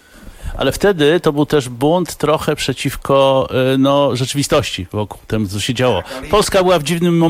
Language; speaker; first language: Polish; native; Polish